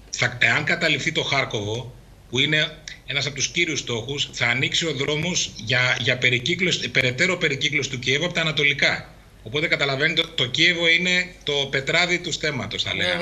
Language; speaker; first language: Greek; native; Greek